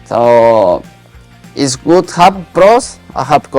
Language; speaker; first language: English; non-native, learner; Spanish